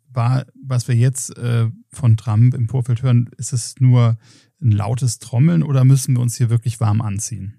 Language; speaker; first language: German; native; German